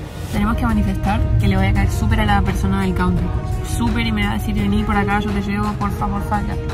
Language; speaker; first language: Spanish; native; Spanish